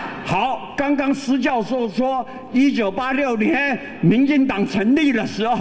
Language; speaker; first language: Chinese; native; Chinese